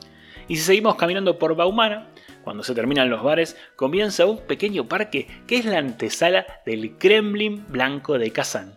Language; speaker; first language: Spanish; native; Spanish